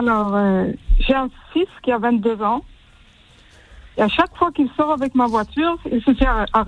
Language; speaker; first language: French; early bilingual, heritage; French